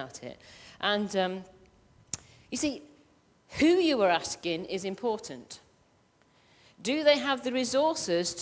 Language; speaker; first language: English; native; English